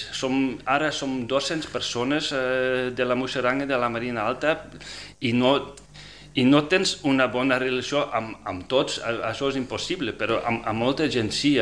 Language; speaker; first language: Catalan; non-native, fluent; Dutch